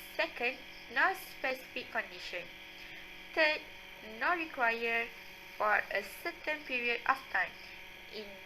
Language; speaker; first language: English; non-native, local second language; Malay